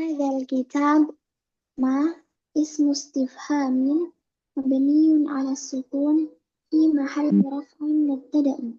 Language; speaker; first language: Arabic; non-native, learner; Indonesian